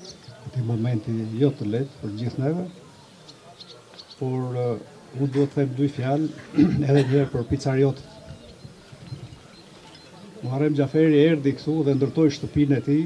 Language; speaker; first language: Albanian; native; Albanian